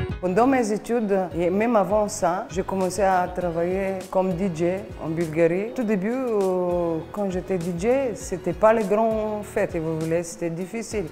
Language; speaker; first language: French; non-native, fluent; Bulgarian